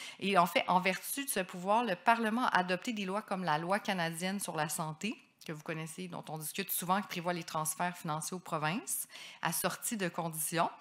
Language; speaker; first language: French; native; French